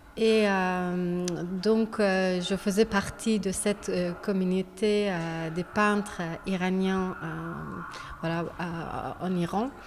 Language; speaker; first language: French; non-native, fluent; Persian